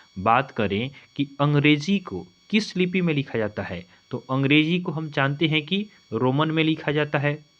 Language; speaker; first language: Hindi; native; Hindi